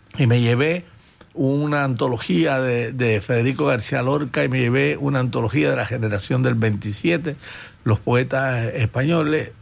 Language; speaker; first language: Spanish; native; Spanish